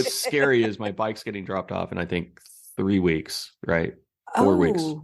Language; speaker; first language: English; native; English